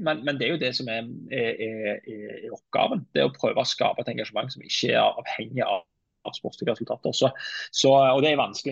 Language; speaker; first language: Norwegian; native; Norwegian